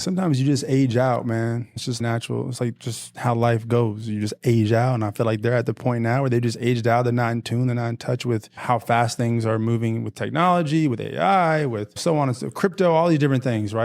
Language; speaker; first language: English; native; English